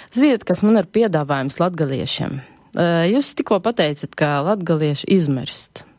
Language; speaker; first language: Latvian; non-native, local second language; Russian